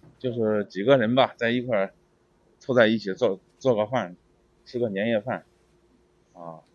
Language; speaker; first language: Chinese; native; Chinese